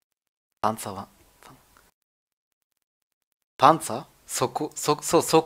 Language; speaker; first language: Japanese; non-native, learner; German